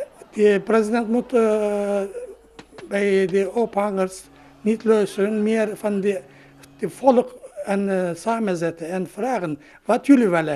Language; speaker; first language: Dutch; non-native, learner; Turkish